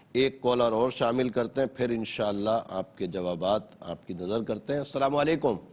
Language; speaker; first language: Urdu; native; Urdu